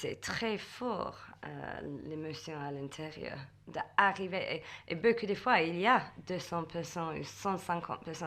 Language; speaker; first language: French; non-native, fluent; English